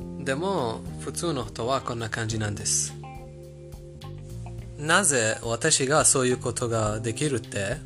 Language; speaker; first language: Japanese; non-native, fluent; Persian